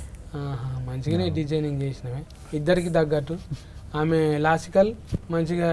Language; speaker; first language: Telugu; native; Telugu